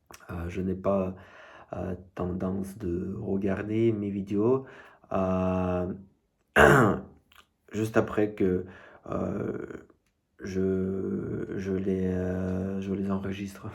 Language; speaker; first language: French; non-native, fluent; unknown